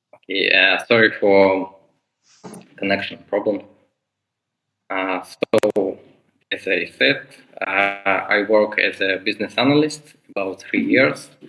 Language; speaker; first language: English; non-native, fluent; Russian